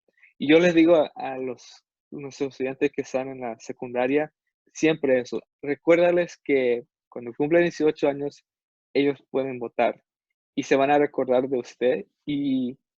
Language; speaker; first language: Spanish; non-native, fluent; English